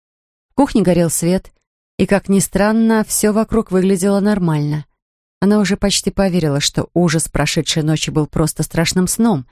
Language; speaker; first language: Russian; native; Russian